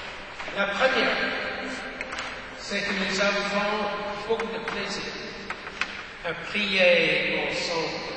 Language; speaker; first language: French; non-native, fluent; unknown